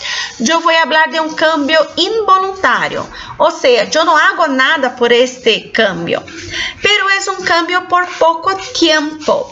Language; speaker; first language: Spanish; non-native, fluent; Portuguese